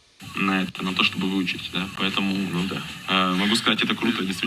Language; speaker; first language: Russian; native; Russian